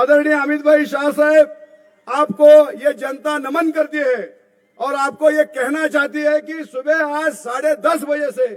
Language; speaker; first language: Hindi; non-native, local second language; Marathi